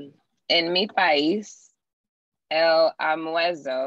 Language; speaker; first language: Spanish; non-native, learner; English